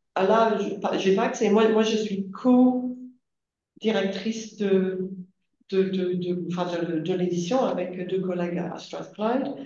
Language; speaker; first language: French; non-native, fluent; English